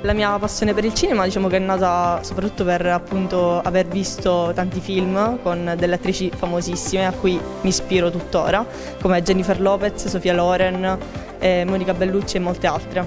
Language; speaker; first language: Italian; native; Italian